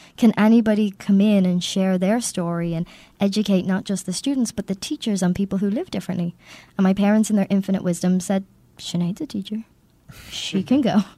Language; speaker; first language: English; native; English